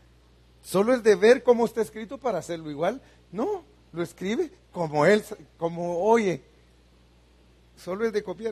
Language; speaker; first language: Spanish; native; Spanish